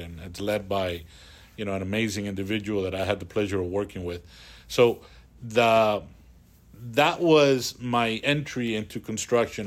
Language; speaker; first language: English; early bilingual, other home language; Spanish